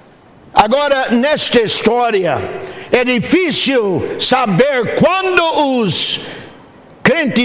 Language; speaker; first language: Portuguese; non-native, fluent; English